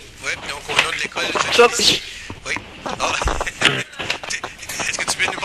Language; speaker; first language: French; native; French